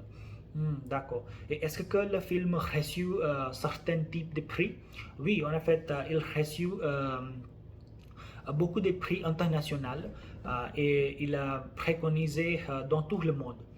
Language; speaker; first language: French; non-native, learner; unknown